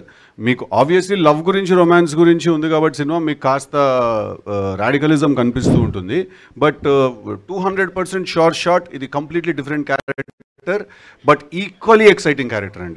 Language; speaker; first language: Telugu; native; Telugu